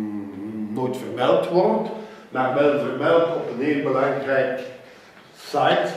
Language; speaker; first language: Dutch; non-native, local second language; French